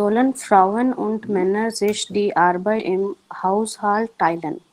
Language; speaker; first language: German; non-native, learner; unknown